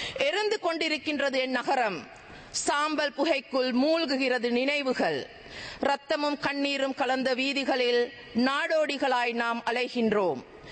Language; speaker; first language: Sinhala; non-native, local second language; Tamil